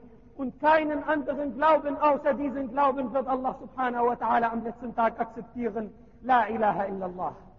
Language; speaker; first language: German; non-native, learner; Arabic